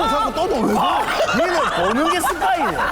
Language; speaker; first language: Korean; native; Korean